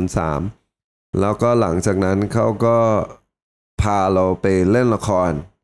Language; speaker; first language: Thai; early bilingual, heritage; Thai